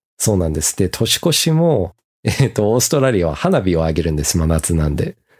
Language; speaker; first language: Japanese; early bilingual, heritage; Japanese